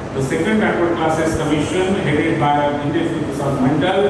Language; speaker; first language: English; non-native, local second language; Marathi